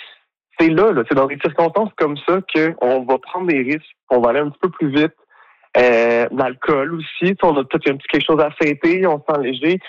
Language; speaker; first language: French; native; French